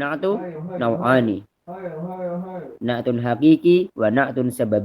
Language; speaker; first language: Arabic; non-native, learner; Indonesian